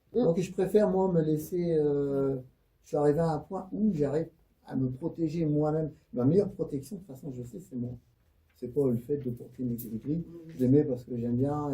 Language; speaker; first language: French; native; French